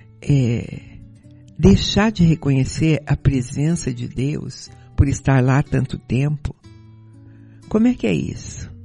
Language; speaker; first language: Portuguese; native; Portuguese